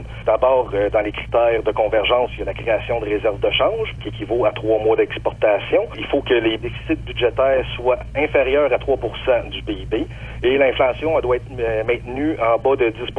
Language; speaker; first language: French; native; French